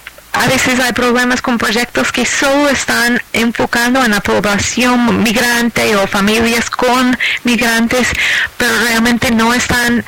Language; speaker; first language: Spanish; non-native, fluent; English